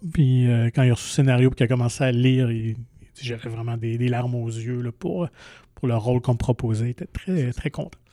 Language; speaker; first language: French; native; French